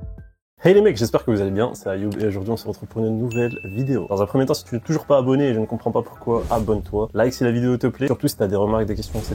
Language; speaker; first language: French; native; French